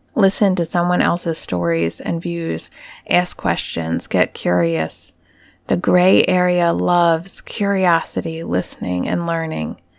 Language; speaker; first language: English; native; English